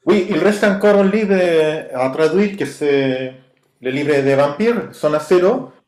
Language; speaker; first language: French; non-native, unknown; Spanish